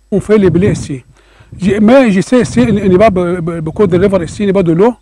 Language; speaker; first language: French; non-native, learner; Arabic